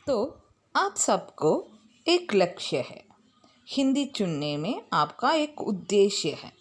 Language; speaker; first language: Hindi; non-native, local second language; Malayalam